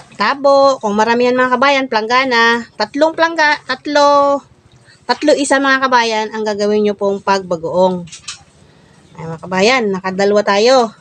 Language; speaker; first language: Filipino; native; Filipino